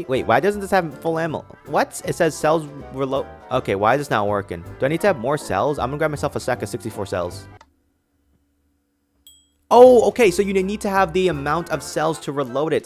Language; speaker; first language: English; native; English